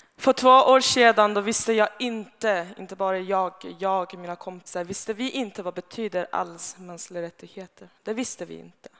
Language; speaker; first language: Swedish; non-native, fluent; Persian